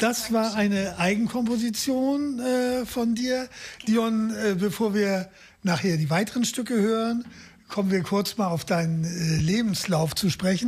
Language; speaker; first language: German; native; German